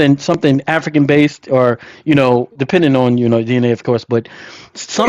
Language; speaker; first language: English; native; English